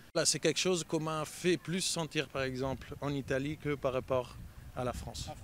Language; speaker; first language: French; early bilingual, heritage; French